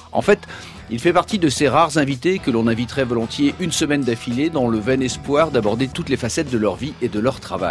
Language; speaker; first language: French; native; French